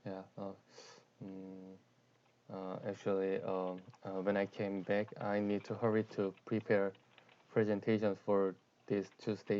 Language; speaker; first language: English; non-native, learner; Korean